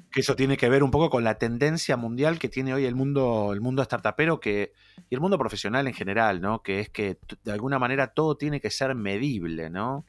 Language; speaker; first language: Spanish; native; Spanish